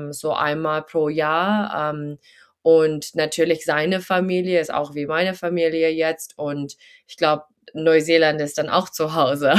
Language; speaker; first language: German; early bilingual, heritage; German